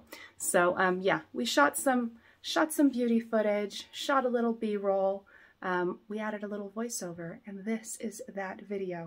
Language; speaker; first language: English; native; English